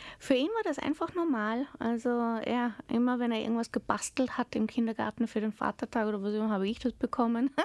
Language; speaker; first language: German; early bilingual, heritage; German